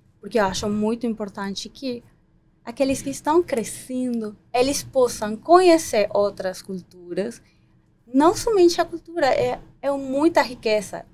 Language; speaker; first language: Portuguese; non-native, fluent; Spanish